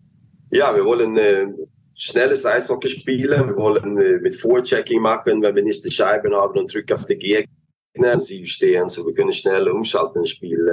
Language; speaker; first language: German; non-native, fluent; Swedish